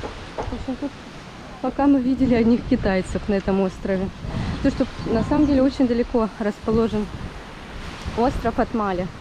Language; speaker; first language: Russian; native; Russian